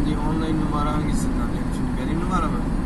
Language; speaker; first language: Turkish; non-native, learner; Urdu